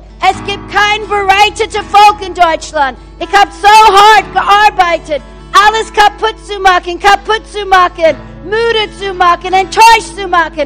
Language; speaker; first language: German; non-native, fluent; English